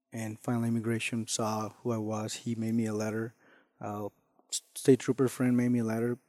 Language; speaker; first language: English; non-native, fluent; Spanish